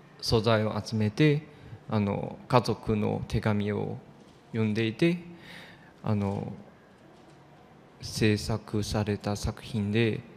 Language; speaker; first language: Japanese; non-native, fluent; Chinese